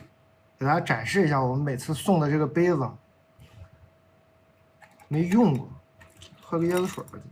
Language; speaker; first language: Chinese; native; Chinese